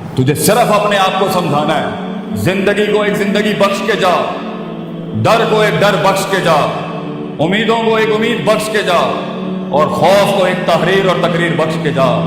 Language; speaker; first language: Urdu; non-native, local second language; Punjabi